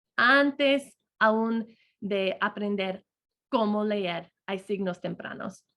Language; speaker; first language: Spanish; non-native, fluent; English